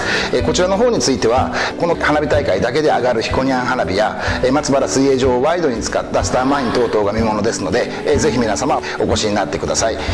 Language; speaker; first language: Japanese; native; Japanese